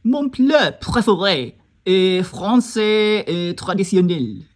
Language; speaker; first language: French; non-native, learner; English